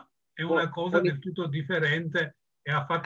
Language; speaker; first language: Italian; non-native, fluent; Albanian